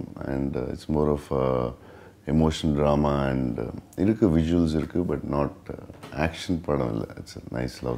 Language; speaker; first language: Tamil; non-native, learner; Telugu